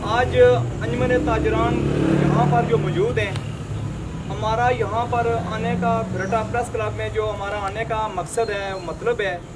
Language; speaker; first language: Urdu; non-native, local second language; Pahari-Potwari